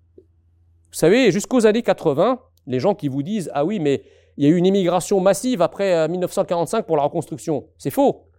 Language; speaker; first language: French; early bilingual, other home language; Arabic